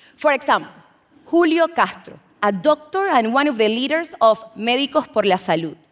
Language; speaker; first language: English; non-native, fluent; Spanish